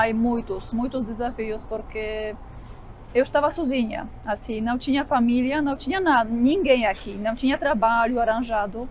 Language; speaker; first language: Portuguese; non-native, fluent; Polish